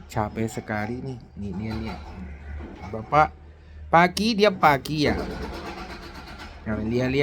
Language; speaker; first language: Indonesian; non-native, learner; Chinese